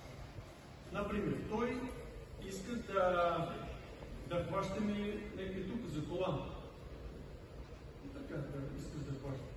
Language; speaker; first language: Bulgarian; non-native, learner; Russian